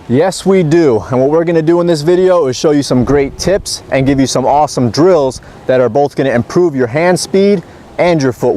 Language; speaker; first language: English; native; English